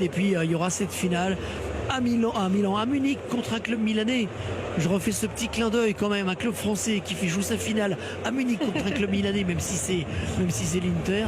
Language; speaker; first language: French; native; French